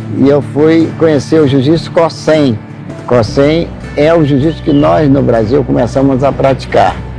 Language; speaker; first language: Portuguese; native; Portuguese